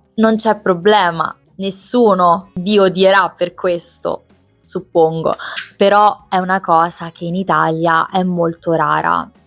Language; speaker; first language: Italian; native; Italian